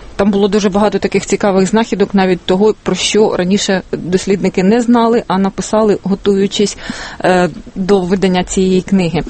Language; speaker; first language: Ukrainian; native; Ukrainian